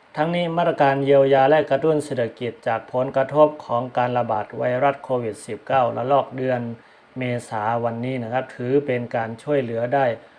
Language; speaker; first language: Thai; non-native, local second language; Shan